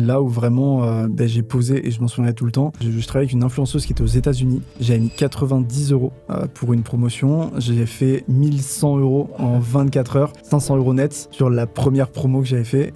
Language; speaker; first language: French; native; French